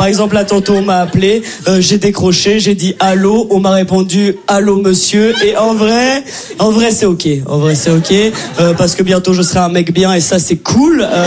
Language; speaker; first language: French; native; French